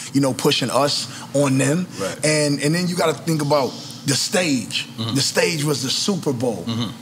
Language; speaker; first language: English; native; English